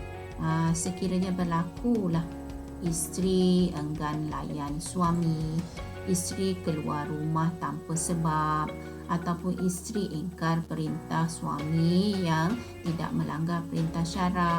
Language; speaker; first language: Malay; native; Malay